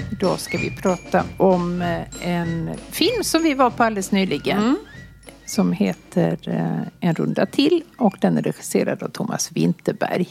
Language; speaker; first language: Swedish; native; Swedish